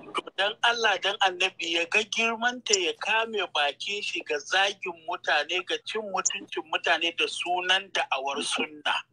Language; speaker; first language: Hausa; native; Hausa